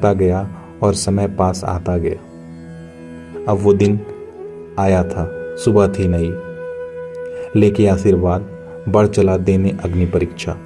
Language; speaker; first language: Hindi; native; Hindi